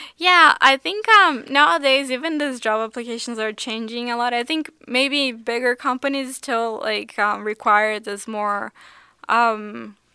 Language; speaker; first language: English; non-native, fluent; Portuguese